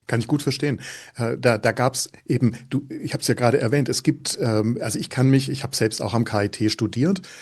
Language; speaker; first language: German; native; German